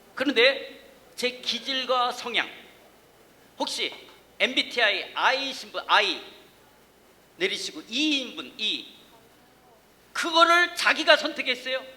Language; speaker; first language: Korean; native; Korean